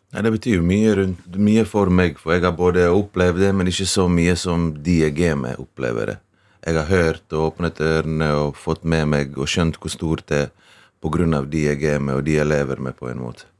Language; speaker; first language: Norwegian; early bilingual, other home language; Bosnian